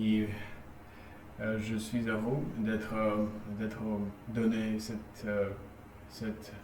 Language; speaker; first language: French; non-native, learner; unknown